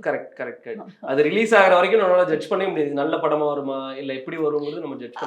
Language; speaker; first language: Tamil; native; Tamil